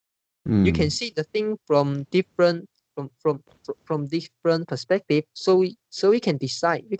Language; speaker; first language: English; non-native, fluent; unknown